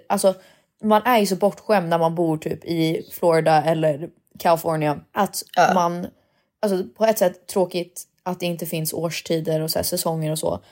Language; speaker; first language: Swedish; early bilingual, heritage; Swedish